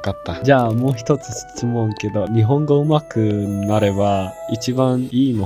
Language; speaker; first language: Japanese; non-native, learner; English